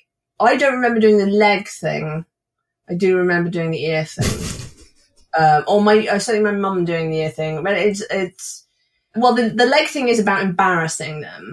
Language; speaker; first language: English; native; English